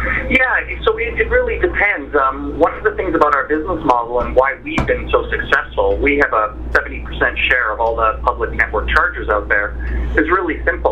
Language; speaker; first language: English; native; English